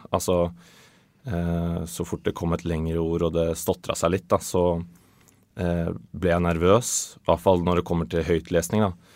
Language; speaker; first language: Norwegian; early bilingual, other home language; Swedish